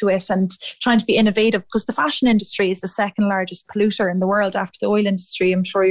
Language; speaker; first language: English; native; English